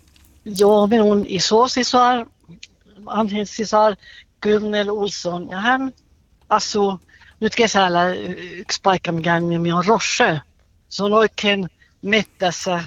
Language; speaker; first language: Finnish; non-native, local second language; Swedish